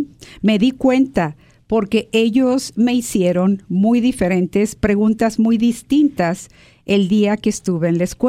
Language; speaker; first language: Spanish; native; Spanish